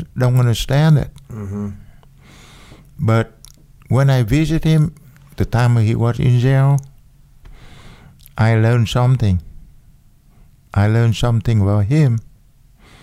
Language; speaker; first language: English; non-native, learner; Vietnamese